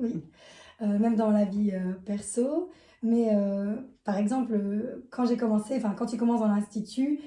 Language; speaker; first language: French; native; French